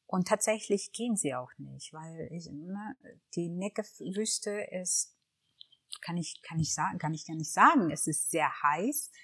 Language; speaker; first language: German; early bilingual, other home language; Tigrinya